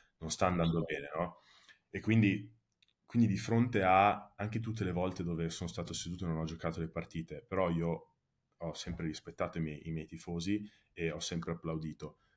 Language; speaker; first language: Italian; early bilingual, heritage; Italian